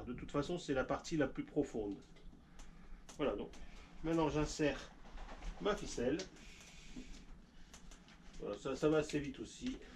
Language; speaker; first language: French; native; French